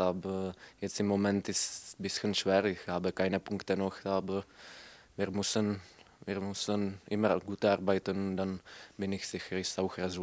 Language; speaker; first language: German; non-native, learner; Czech